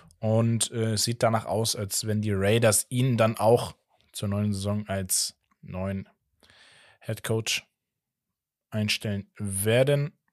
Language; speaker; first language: German; native; German